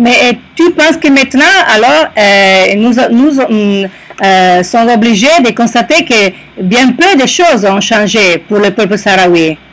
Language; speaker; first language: French; non-native, learner; Italian